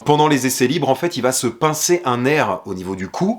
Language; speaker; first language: French; native; French